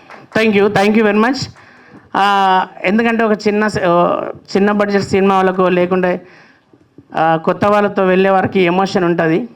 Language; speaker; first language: Telugu; native; Telugu